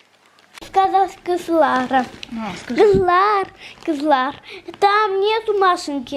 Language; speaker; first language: Russian; early bilingual, heritage; Azerbaijani